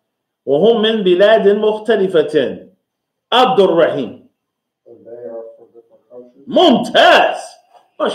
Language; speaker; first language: Arabic; non-native, fluent; English